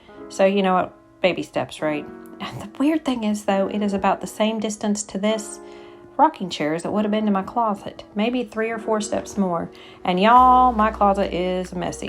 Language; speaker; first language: English; native; English